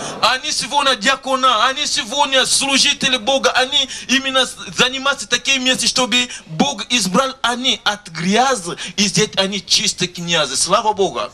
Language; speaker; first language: Russian; non-native, learner; Lingala